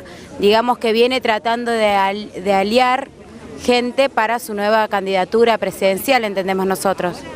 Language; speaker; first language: Spanish; native; Spanish